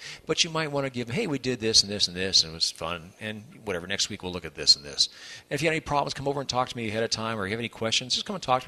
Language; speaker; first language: English; native; English